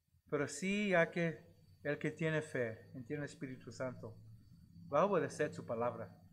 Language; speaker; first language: Spanish; non-native, fluent; English